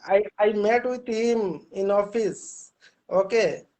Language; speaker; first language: English; non-native, learner; Bangla